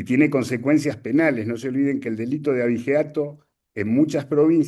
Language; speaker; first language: Spanish; native; Spanish